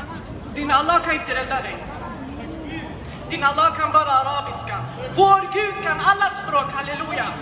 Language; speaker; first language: Swedish; non-native, fluent; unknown